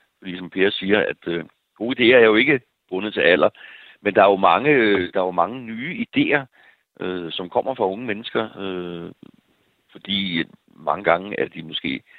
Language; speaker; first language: Danish; native; Danish